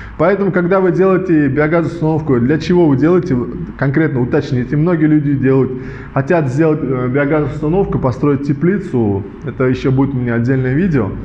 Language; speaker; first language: Russian; non-native, local second language; Uzbek